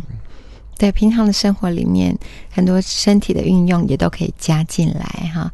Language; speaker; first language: Chinese; native; Chinese